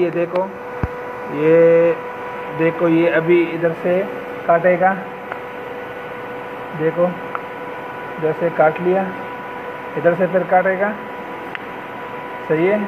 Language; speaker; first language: Hindi; non-native, local second language; Pashto